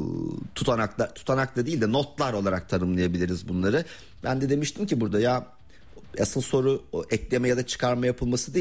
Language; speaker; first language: Turkish; native; Turkish